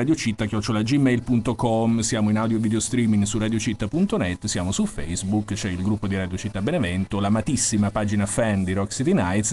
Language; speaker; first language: Italian; native; Italian